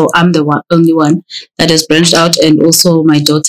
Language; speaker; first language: English; non-native, local second language; Xhosa